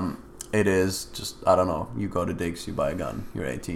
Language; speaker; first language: English; non-native, fluent; German